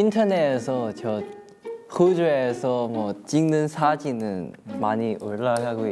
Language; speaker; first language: Korean; non-native, fluent; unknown